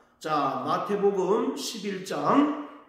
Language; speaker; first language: Korean; native; Korean